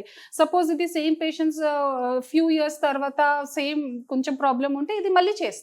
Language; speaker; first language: Telugu; non-native, fluent; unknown